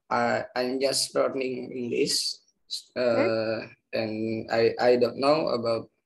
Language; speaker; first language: English; non-native, learner; Indonesian